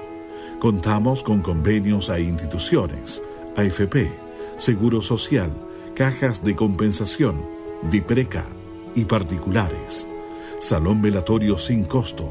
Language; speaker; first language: Spanish; native; Spanish